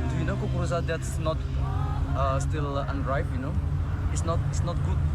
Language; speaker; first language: English; non-native, learner; Indonesian